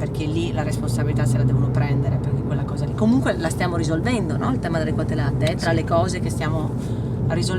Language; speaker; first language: Italian; native; Italian